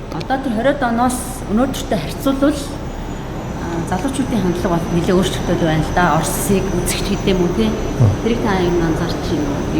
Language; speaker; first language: Mongolian; native; Mongolian